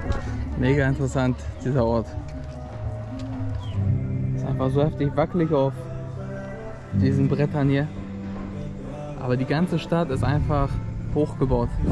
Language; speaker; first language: German; native; German